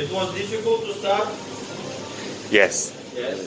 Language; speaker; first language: English; non-native, learner; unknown